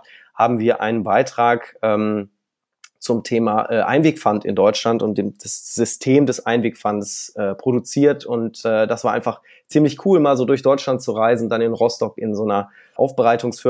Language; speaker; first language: German; native; German